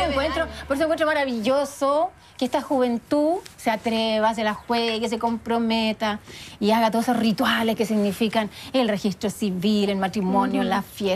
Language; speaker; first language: Spanish; native; Spanish